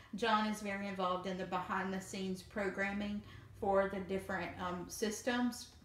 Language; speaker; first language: English; native; English